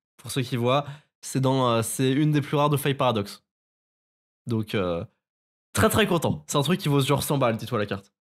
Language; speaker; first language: French; native; French